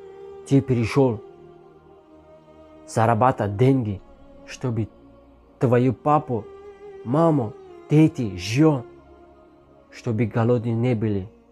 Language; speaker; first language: Russian; non-native, learner; Tajik